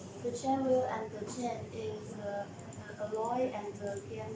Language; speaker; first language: English; non-native, learner; Chinese